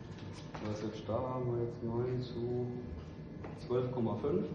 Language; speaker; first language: German; native; German